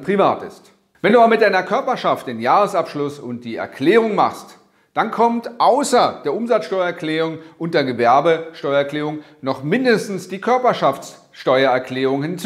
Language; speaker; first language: German; native; German